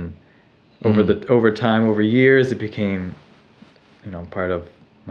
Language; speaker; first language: English; native; English